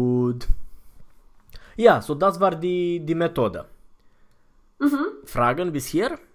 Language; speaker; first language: German; non-native, fluent; Romanian